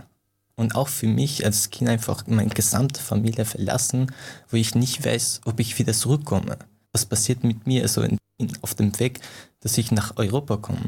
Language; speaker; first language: German; non-native, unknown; Persian